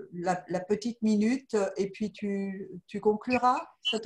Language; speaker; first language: French; native; French